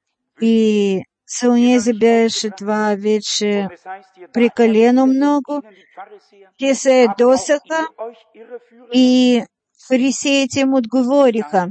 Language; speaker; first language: Bulgarian; non-native, fluent; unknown